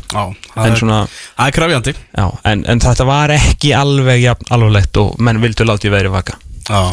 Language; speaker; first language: Icelandic; non-native, fluent; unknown